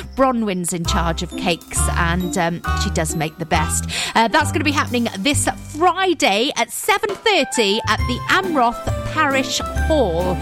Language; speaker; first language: English; native; English